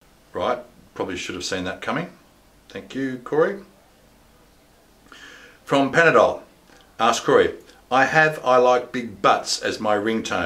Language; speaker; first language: English; native; English